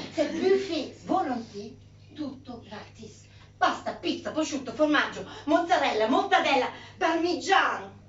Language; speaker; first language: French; non-native, fluent; Italian